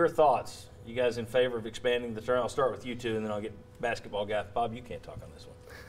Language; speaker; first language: English; native; English